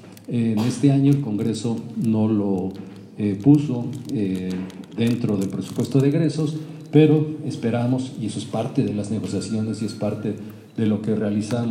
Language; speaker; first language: Spanish; native; Spanish